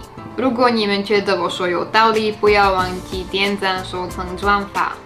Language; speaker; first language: Chinese; non-native, fluent; Slovak